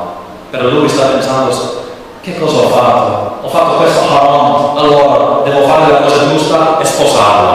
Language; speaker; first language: Italian; non-native, learner; English